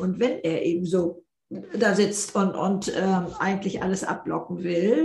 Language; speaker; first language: German; native; German